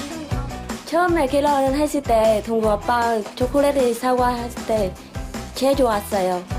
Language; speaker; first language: Korean; non-native, learner; Vietnamese